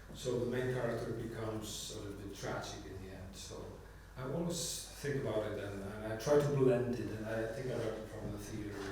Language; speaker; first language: English; non-native, fluent; Icelandic